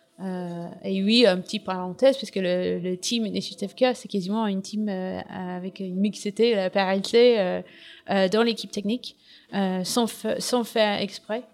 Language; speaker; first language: French; non-native, fluent; English